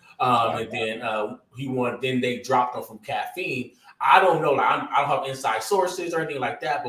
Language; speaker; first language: English; native; English